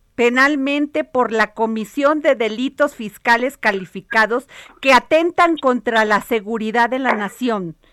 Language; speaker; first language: Spanish; native; Spanish